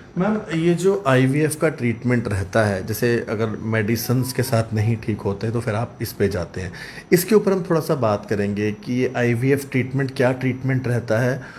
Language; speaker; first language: Hindi; native; Hindi